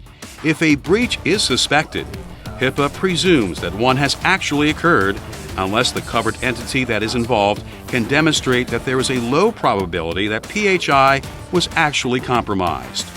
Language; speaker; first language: English; native; English